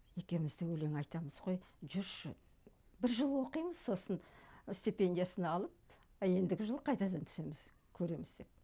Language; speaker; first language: Kazakh; native; Kazakh